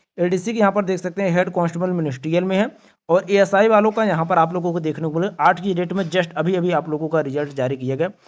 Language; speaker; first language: Hindi; native; Hindi